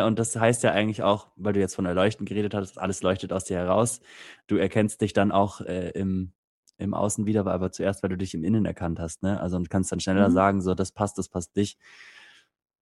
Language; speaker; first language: German; native; German